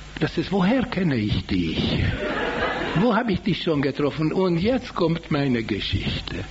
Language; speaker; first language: German; non-native, fluent; Hungarian